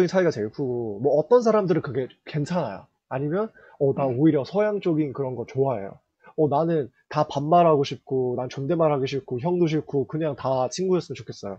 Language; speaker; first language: Korean; early bilingual, heritage; Korean